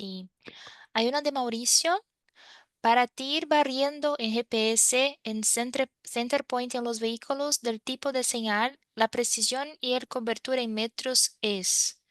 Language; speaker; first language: Spanish; non-native, fluent; Portuguese